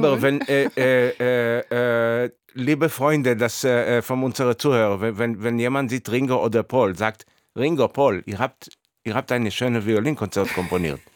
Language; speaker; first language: German; non-native, fluent; Hebrew